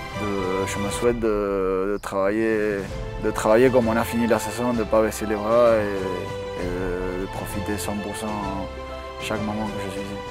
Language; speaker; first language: French; non-native, learner; Spanish